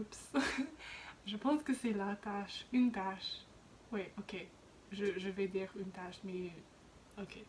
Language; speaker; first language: French; non-native, fluent; English